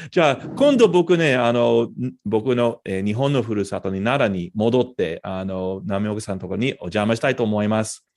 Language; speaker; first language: Japanese; non-native, fluent; English